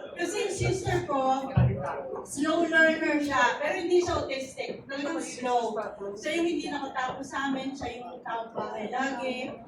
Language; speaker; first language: Filipino; native; Filipino